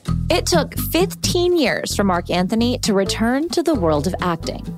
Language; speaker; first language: English; native; English